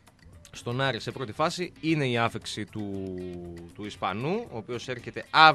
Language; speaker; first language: Greek; native; Greek